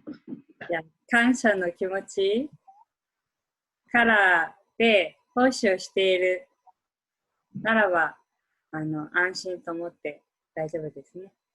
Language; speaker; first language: Japanese; native; Japanese